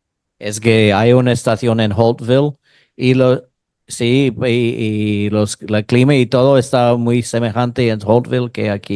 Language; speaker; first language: Spanish; non-native, fluent; English